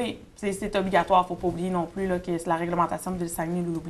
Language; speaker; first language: French; native; French